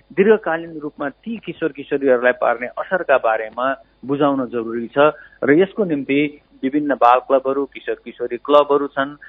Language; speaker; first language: Nepali; native; Nepali